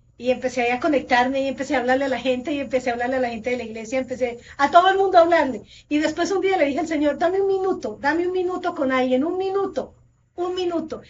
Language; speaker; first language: Spanish; native; Spanish